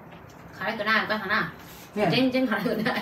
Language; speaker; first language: Japanese; non-native, learner; Vietnamese